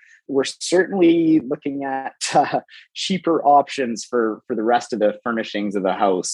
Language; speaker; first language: English; native; English